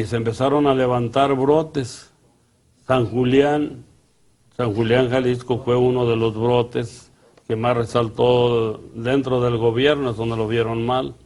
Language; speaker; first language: Spanish; native; Spanish